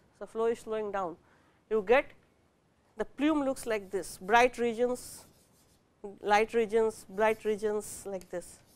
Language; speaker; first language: English; non-native, local second language; Bangla